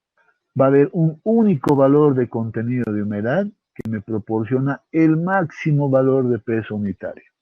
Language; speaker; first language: Spanish; native; Spanish